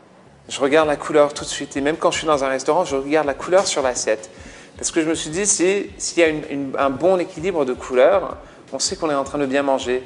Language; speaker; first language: French; non-native, fluent; English